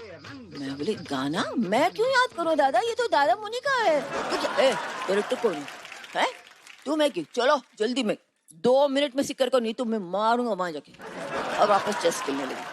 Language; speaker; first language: Hindi; non-native, local second language; Tamil